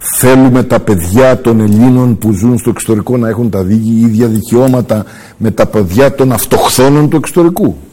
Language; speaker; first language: Greek; early bilingual, heritage; Greek